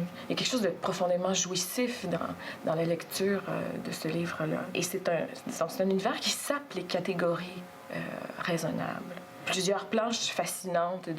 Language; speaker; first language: French; native; French